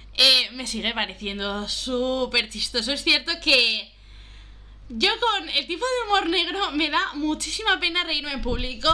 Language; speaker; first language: Spanish; native; Spanish